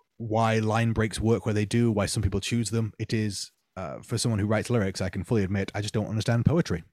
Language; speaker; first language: English; native; English